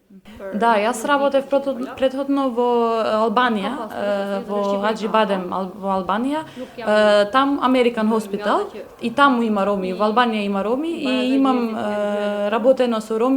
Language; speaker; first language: Macedonian; non-native, fluent; Albanian